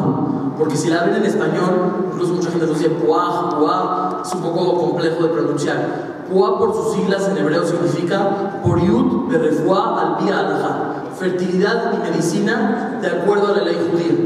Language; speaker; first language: Spanish; native; Spanish